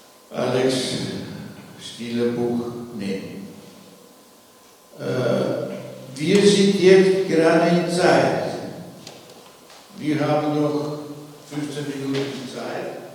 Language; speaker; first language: German; non-native, fluent; Slovenian